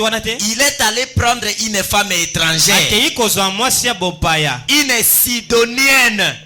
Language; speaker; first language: Haitian Creole; non-native, local second language; Lingala